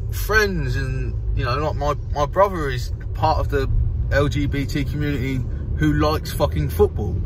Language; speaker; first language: English; native; English